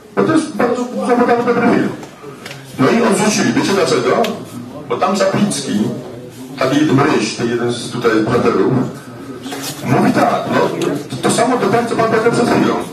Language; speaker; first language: Polish; native; Polish